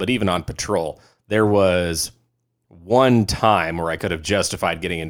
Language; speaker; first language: English; native; English